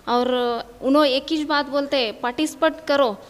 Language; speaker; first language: Hindi; non-native, local second language; Kannada